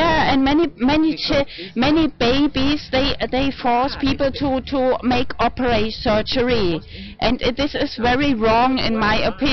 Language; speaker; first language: English; non-native, fluent; German